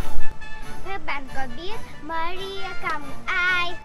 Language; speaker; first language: Vietnamese; early bilingual, other home language; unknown